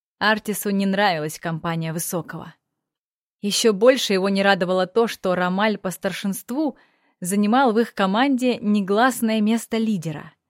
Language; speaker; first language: Russian; native; Russian